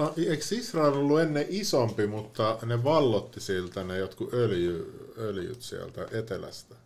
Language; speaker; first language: Finnish; native; Finnish